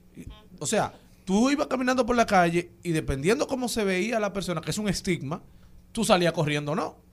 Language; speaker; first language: Spanish; native; Spanish